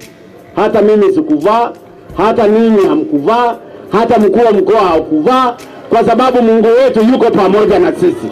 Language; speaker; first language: Swahili; native; Swahili